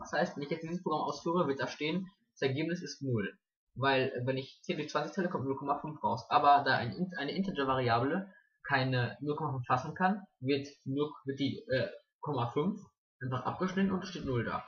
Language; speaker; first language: German; native; German